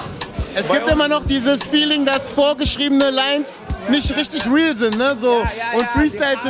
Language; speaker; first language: German; native; German